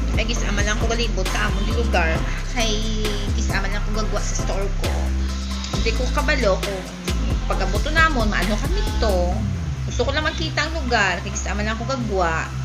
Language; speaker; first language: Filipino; non-native, local second language; Hiligaynon